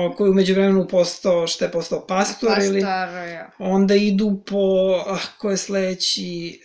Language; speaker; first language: Serbian; native; Serbian